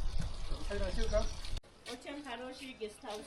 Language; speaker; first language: Russian; non-native, learner; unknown